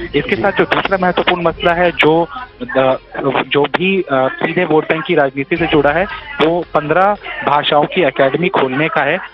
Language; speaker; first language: Hindi; native; Hindi